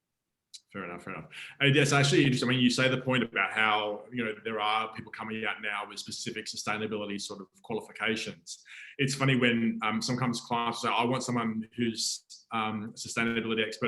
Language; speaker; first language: English; native; English